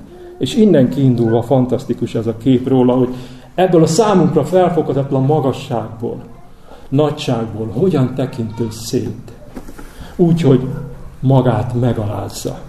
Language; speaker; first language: Hungarian; native; Hungarian